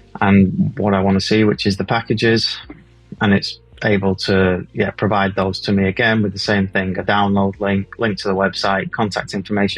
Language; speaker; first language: English; native; English